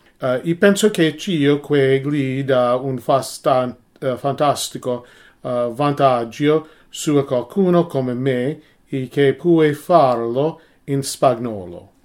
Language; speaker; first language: Italian; non-native, learner; English